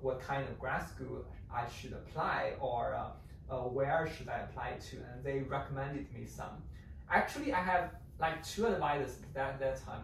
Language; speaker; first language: English; non-native, fluent; Chinese